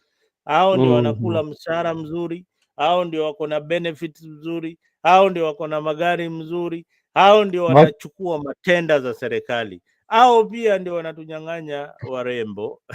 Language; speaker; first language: Swahili; non-native, local second language; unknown